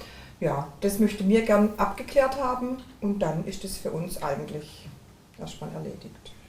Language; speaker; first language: German; native; German